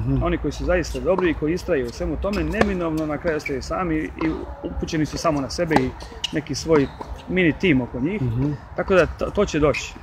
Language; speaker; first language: Serbian; native; Serbian